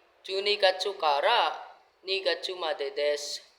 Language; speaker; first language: Japanese; non-native, learner; Indonesian